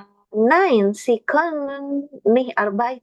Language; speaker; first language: German; non-native, learner; Indonesian